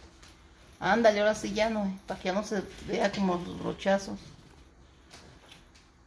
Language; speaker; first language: Spanish; native; Spanish